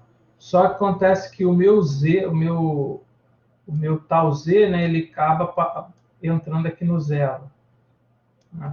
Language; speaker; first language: Portuguese; native; Portuguese